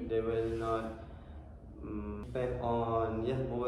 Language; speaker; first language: English; non-native, learner; Malay